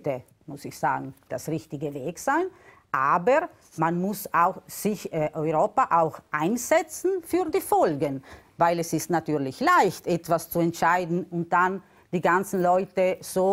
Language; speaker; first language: German; non-native, local second language; Italian